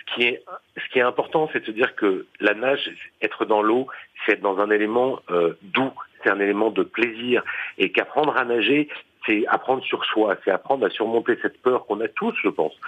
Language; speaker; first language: French; native; French